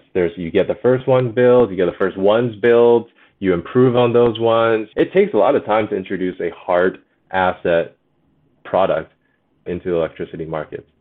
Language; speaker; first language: English; early bilingual, other home language; Chinese